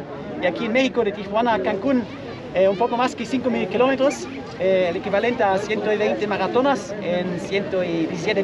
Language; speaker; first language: Spanish; non-native, fluent; German